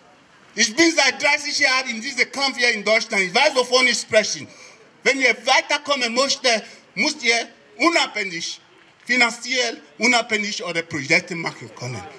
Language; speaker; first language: German; non-native, fluent; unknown